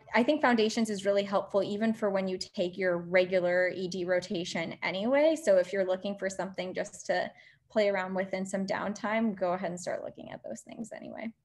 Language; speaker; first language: English; native; English